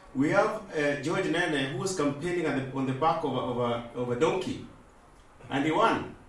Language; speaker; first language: English; non-native, local second language; Luo (Kenya and Tanzania)